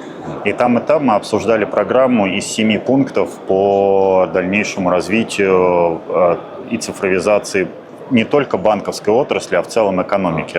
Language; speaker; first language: Russian; native; Russian